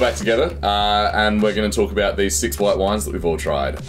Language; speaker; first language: English; native; English